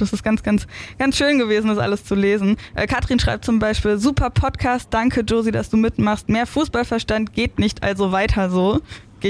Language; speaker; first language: German; native; German